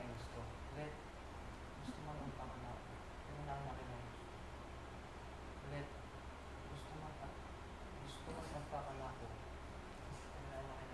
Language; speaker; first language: Cebuano; non-native, learner; Filipino